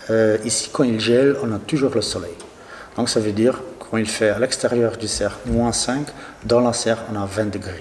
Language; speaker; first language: French; non-native, local second language; Dutch